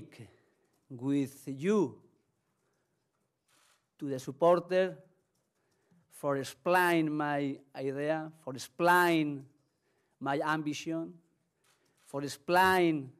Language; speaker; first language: English; non-native, learner; Spanish